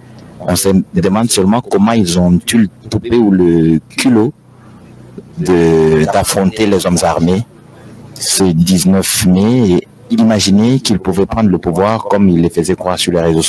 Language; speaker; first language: French; non-native, local second language; Lingala